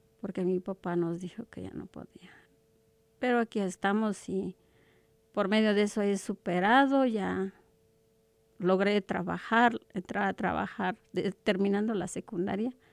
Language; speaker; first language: Spanish; non-native, local second language; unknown